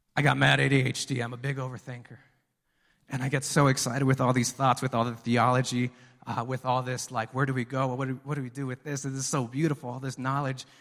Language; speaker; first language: English; early bilingual, other home language; Spanish